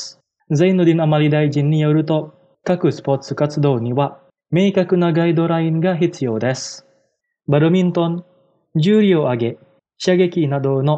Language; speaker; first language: Japanese; non-native, fluent; Indonesian